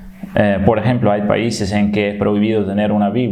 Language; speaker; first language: Spanish; non-native, fluent; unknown